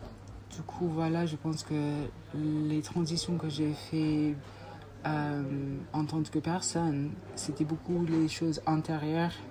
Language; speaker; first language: French; non-native, fluent; English